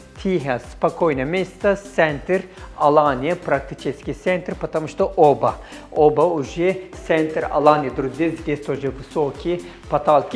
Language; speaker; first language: Russian; non-native, learner; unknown